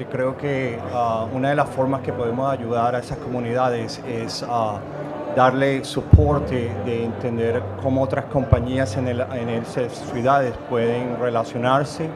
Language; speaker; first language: Spanish; early bilingual, heritage; Spanish